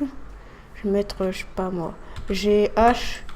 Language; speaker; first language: French; native; French